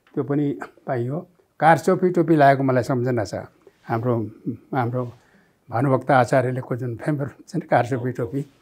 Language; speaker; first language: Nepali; native; Nepali